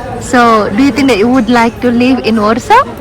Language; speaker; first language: English; non-native, fluent; Indonesian